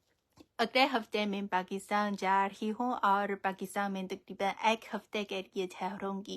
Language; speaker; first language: Hindi; non-native, fluent; Chinese